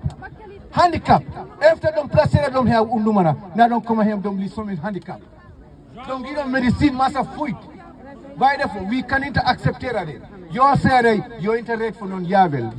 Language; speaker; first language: Swedish; non-native, fluent; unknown